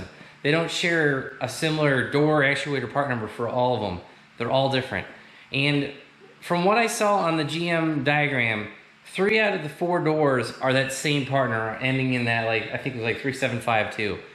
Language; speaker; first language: English; native; English